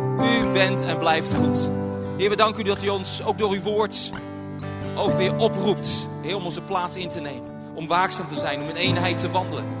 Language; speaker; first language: Dutch; native; Dutch